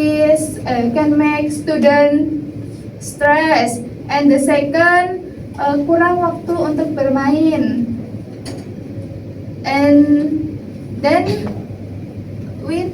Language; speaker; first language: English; non-native, learner; Indonesian